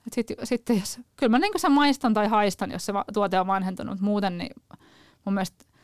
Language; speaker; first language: Finnish; native; Finnish